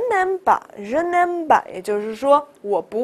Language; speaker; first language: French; non-native, fluent; Chinese